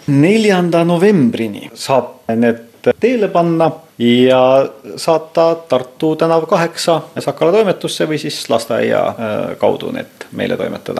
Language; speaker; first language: Estonian; native; Estonian